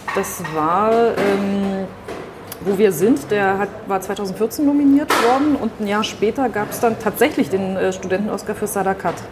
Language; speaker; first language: German; native; German